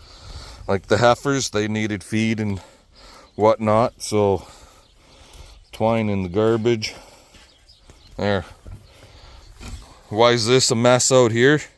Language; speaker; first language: English; native; English